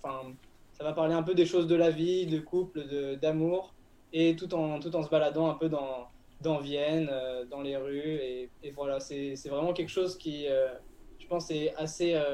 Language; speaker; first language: French; native; French